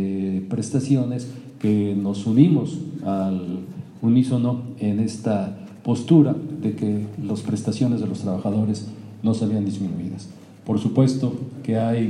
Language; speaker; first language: Spanish; native; Spanish